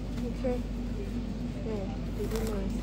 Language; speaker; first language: Danish; non-native, learner; Thai